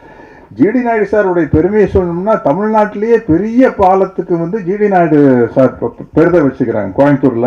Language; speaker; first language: Tamil; native; Tamil